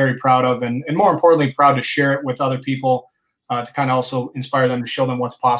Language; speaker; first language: English; native; English